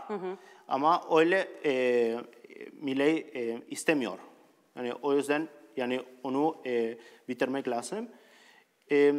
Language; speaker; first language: Turkish; non-native, learner; Spanish